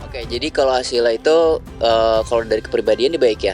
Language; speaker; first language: Indonesian; native; Indonesian